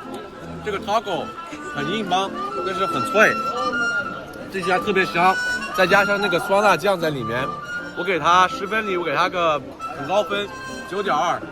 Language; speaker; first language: Chinese; early bilingual, heritage; Chinese